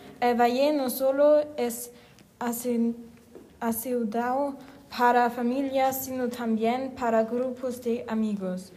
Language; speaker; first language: Spanish; non-native, learner; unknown